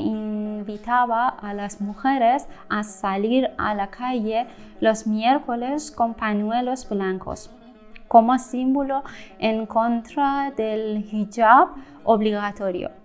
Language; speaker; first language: Spanish; non-native, fluent; Persian